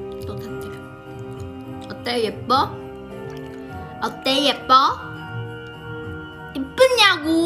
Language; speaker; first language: Korean; non-native, learner; Chinese